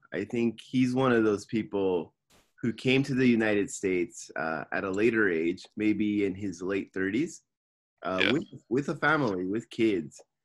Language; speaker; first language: English; native; English